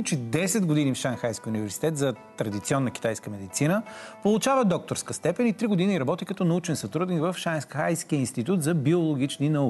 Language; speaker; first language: Bulgarian; native; Bulgarian